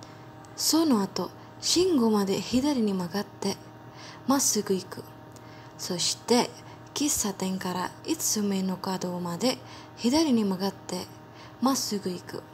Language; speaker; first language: Japanese; non-native, learner; Indonesian